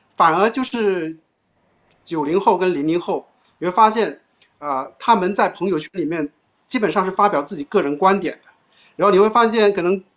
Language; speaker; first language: Chinese; native; Chinese